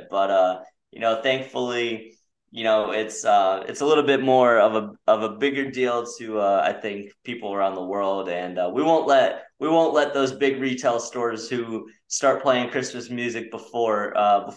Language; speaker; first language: English; native; English